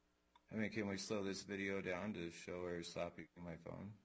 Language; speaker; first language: English; native; English